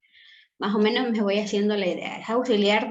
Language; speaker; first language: Spanish; native; Spanish